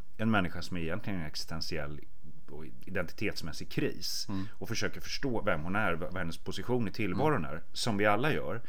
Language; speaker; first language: Swedish; native; Swedish